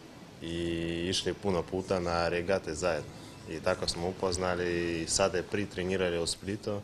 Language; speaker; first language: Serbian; non-native, learner; Russian